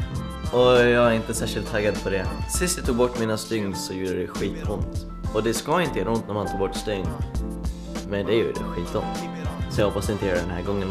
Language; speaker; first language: Swedish; native; Swedish